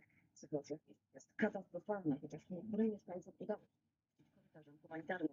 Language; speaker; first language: Polish; native; Polish